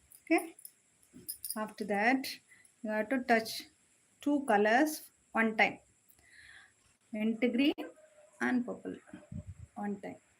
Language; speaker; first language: English; non-native, local second language; Tamil